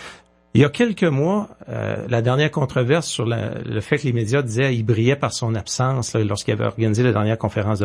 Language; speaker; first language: French; native; French